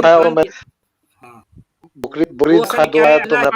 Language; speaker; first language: Hindi; non-native, learner; Bangla